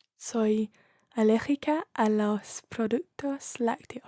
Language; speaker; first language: Spanish; non-native, learner; English